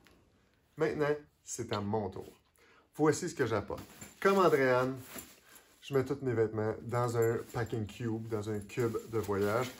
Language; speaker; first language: French; native; French